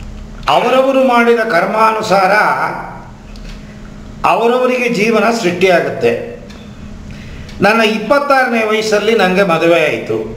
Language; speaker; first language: Kannada; native; Kannada